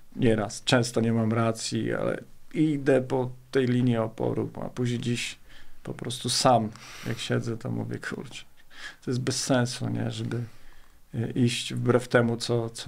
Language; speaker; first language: Polish; native; Polish